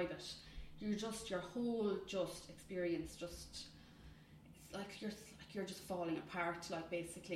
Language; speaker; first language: English; native; English